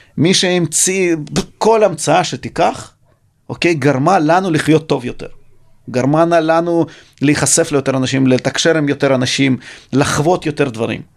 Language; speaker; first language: Hebrew; early bilingual, other home language; Russian